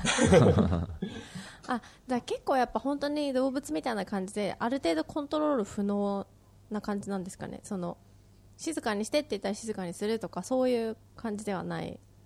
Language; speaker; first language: Japanese; native; Japanese